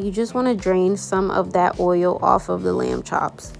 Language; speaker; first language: English; native; English